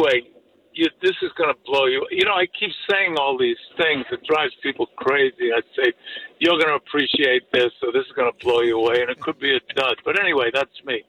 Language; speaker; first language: English; native; English